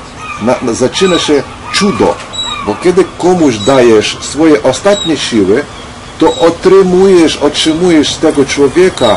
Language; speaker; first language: Polish; non-native, learner; Ukrainian